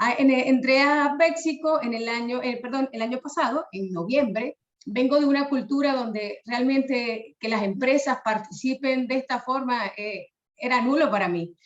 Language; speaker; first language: Spanish; native; Spanish